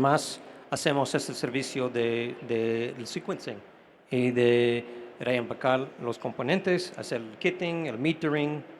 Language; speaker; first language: Spanish; non-native, fluent; English